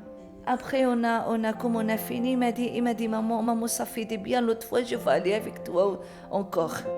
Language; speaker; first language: French; non-native, learner; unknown